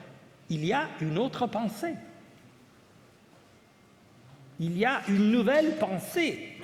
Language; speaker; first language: French; non-native, fluent; Italian